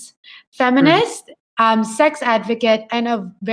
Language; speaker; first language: English; non-native, local second language; Filipino